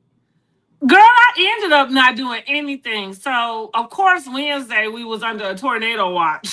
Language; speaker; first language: English; native; English